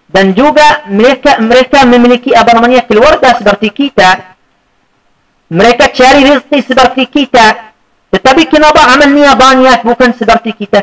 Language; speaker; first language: Indonesian; non-native, fluent; Arabic